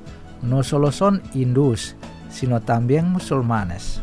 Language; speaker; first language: Spanish; non-native, fluent; Indonesian